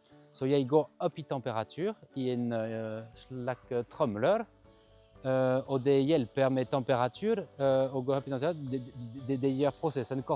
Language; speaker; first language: Norwegian; non-native, fluent; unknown